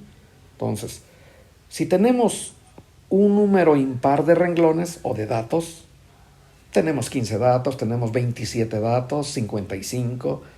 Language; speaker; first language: Spanish; native; Spanish